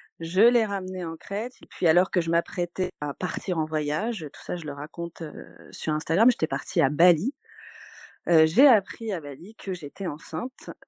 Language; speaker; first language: French; native; French